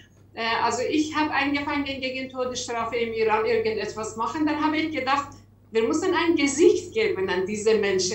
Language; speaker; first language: German; non-native, learner; Persian